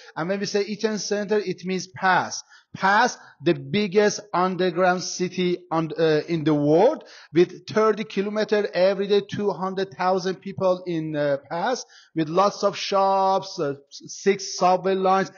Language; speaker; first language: English; non-native, fluent; Persian